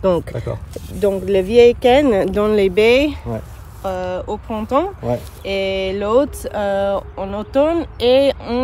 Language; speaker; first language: French; non-native, learner; English